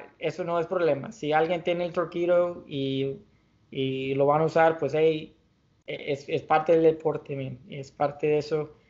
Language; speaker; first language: Spanish; early bilingual, heritage; Spanish